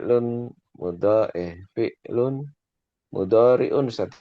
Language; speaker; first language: Arabic; non-native, learner; Indonesian